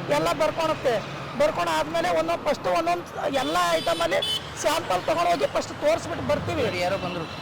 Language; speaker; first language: Kannada; non-native, local second language; Marathi